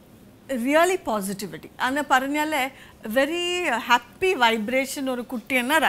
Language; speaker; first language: Malayalam; non-native, fluent; Kannada